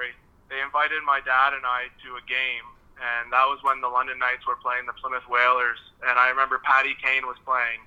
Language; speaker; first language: English; non-native, fluent; French